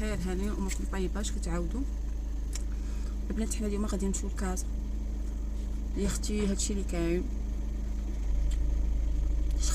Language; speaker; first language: Arabic; native; Arabic